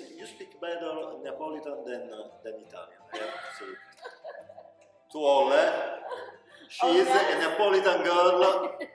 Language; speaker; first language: English; non-native, local second language; Italian